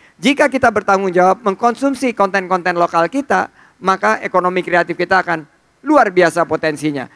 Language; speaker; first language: Indonesian; native; Indonesian